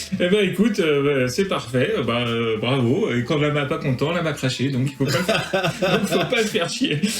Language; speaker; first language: French; native; French